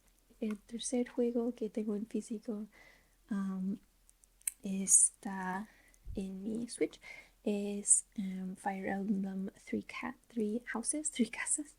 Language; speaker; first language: Spanish; non-native, learner; English